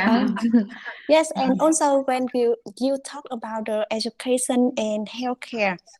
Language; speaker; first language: English; non-native, fluent; Vietnamese